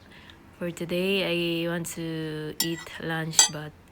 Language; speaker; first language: English; non-native, local second language; Cebuano